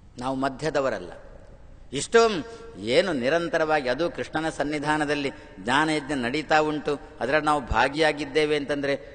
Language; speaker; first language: Kannada; non-native, local second language; Tulu